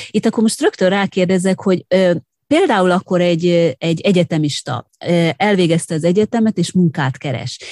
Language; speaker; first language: Hungarian; native; Hungarian